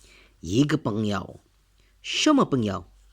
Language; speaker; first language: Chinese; non-native, learner; Malay